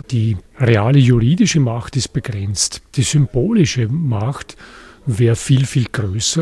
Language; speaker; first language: German; native; German